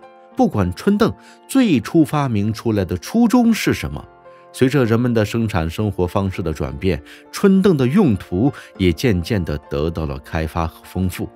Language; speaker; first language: Chinese; native; Chinese